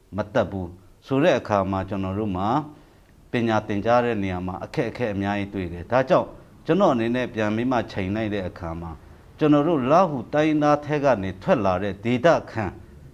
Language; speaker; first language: Burmese; non-native, local second language; Lahu